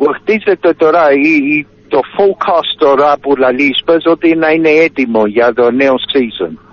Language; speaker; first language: Greek; early bilingual, heritage; Greek